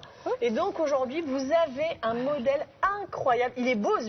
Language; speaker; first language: French; native; French